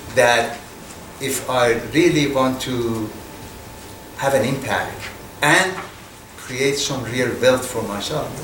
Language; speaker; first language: English; non-native, fluent; Persian